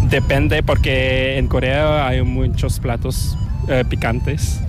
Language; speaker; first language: Spanish; non-native, fluent; Korean